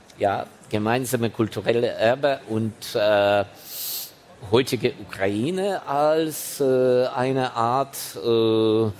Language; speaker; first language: German; non-native, fluent; Ukrainian